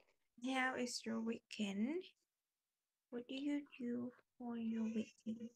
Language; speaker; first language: English; non-native, fluent; Vietnamese